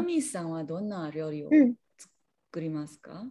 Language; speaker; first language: Japanese; non-native, learner; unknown